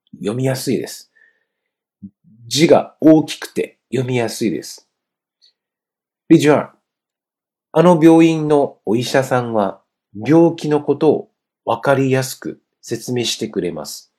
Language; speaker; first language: Japanese; non-native, fluent; Chinese